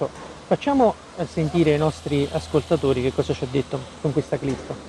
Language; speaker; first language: Italian; native; Italian